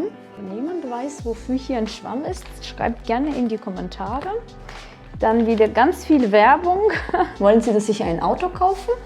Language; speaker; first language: German; non-native, fluent; Russian